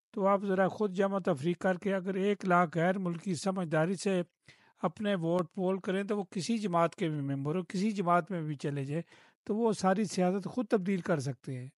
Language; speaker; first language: Urdu; non-native, local second language; Punjabi